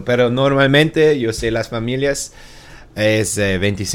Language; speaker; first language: Spanish; non-native, learner; German